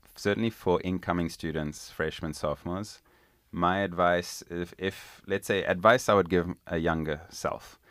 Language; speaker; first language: English; non-native, local second language; Italian